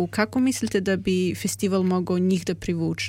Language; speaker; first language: Croatian; native; Croatian